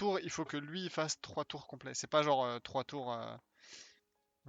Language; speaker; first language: French; native; French